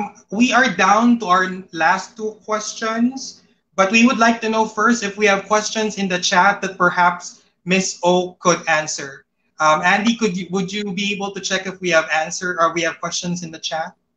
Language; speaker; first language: English; non-native, local second language; Filipino